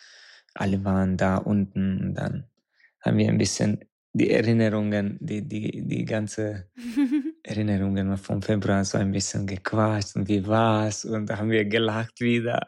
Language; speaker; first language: German; non-native, fluent; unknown